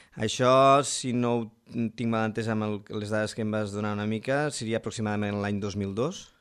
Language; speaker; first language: Catalan; native; Catalan